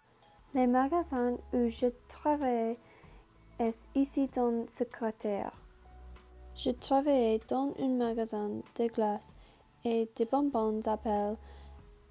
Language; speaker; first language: French; non-native, learner; English